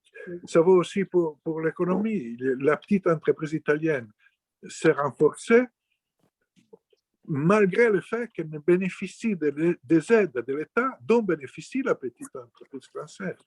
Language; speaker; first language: French; non-native, fluent; Italian